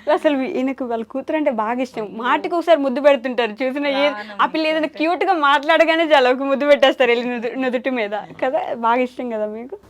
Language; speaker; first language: Telugu; native; Telugu